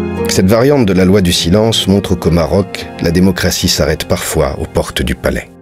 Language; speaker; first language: French; native; French